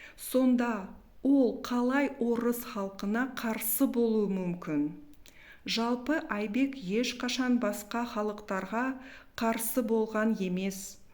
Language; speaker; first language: Kazakh; non-native, local second language; Russian